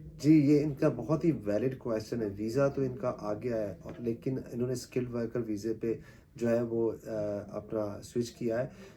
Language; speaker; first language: Urdu; native; Urdu